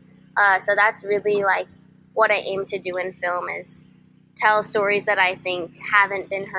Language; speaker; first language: English; native; English